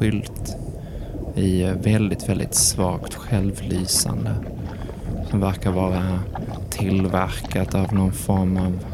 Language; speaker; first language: Swedish; native; Swedish